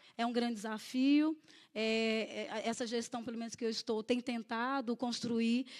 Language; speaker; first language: Portuguese; native; Portuguese